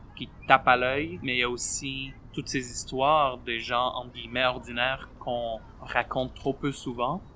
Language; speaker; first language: French; native; French